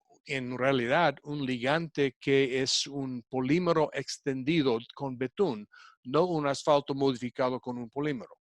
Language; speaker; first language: Spanish; non-native, fluent; English